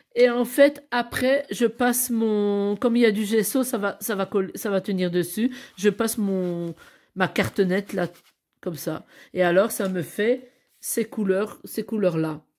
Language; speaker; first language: French; native; French